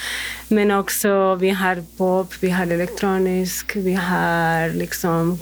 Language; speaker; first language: Swedish; non-native, fluent; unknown